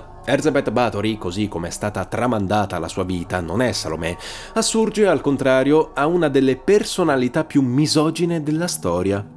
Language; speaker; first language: Italian; native; Italian